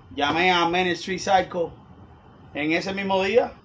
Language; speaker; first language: Spanish; native; Spanish